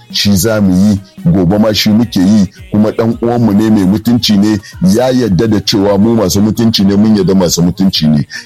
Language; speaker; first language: Hausa; native; Hausa